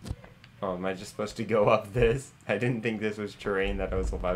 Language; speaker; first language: English; native; English